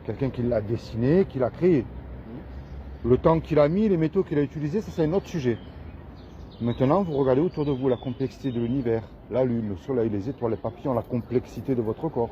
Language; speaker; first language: French; native; French